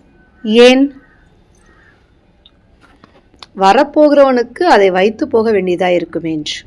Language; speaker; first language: Tamil; native; Tamil